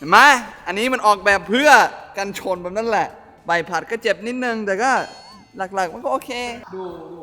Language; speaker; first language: Thai; early bilingual, other home language; English